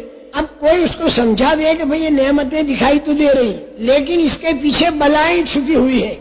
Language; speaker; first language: Urdu; native; Urdu